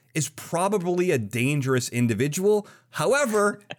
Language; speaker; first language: English; native; English